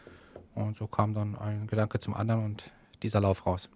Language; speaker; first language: German; native; German